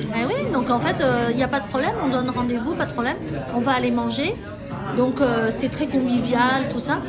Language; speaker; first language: French; early bilingual, other home language; Chinese